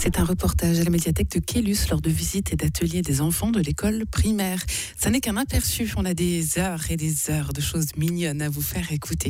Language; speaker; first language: French; native; French